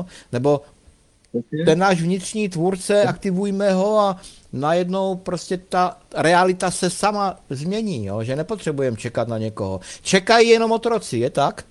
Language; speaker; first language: Czech; native; Czech